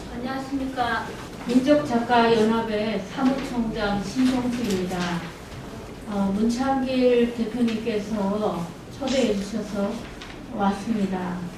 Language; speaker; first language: Korean; native; Korean